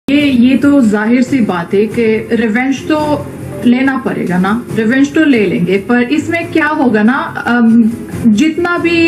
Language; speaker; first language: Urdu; non-native, fluent; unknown